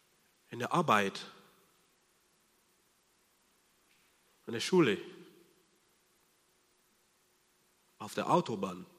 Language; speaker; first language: German; non-native, fluent; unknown